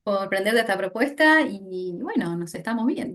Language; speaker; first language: Spanish; native; Spanish